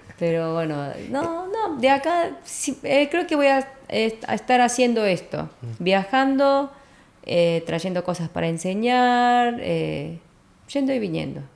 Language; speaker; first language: Spanish; early bilingual, other home language; Korean